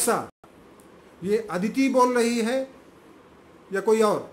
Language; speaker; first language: Hindi; native; Hindi